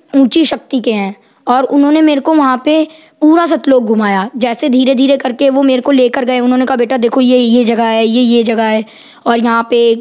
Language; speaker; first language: Hindi; native; Hindi